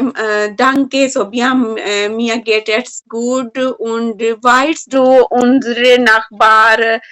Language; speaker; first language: German; non-native, learner; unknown